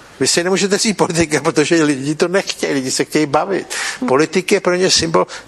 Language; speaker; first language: Czech; native; Czech